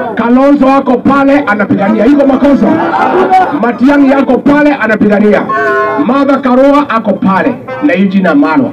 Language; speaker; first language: Swahili; non-native, local second language; Kikuyu